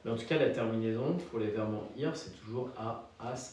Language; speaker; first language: French; native; French